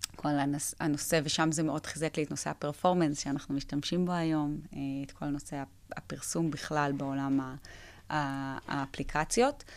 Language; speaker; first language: Hebrew; native; Hebrew